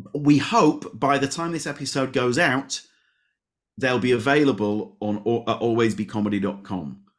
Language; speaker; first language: English; native; English